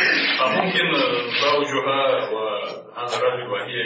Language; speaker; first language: Arabic; non-native, learner; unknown